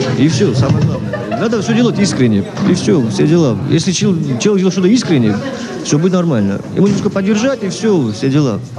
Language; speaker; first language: Russian; non-native, local second language; Georgian